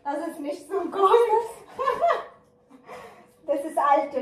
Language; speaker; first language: German; non-native, learner; Malayalam